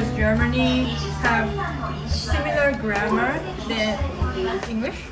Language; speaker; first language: English; non-native, fluent; Japanese